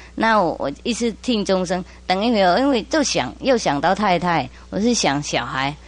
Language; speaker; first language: Chinese; non-native, fluent; Vietnamese